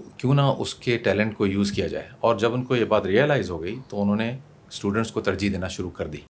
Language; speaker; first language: Urdu; non-native, local second language; Punjabi